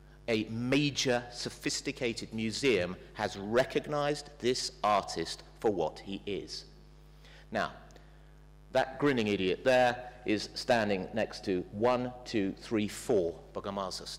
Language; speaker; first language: English; native; English